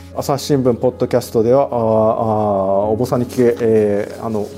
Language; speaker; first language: Japanese; native; Japanese